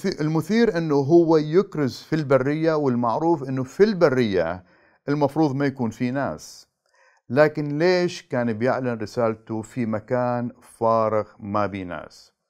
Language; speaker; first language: Arabic; native; Arabic